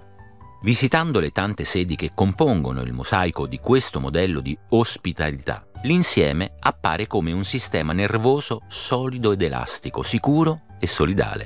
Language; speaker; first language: Italian; native; Italian